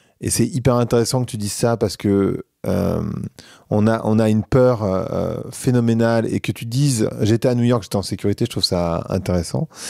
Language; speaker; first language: French; native; French